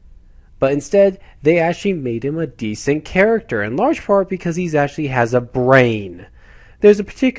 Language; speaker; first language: English; native; English